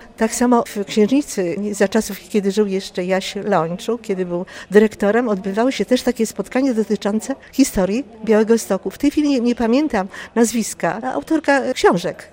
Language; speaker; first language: Polish; native; Polish